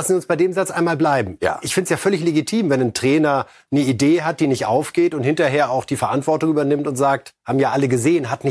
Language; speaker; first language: German; native; German